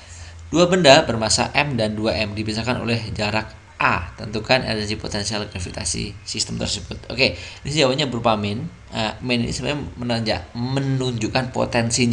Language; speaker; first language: Indonesian; native; Indonesian